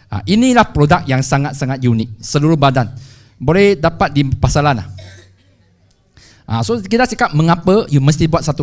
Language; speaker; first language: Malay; non-native, local second language; Chinese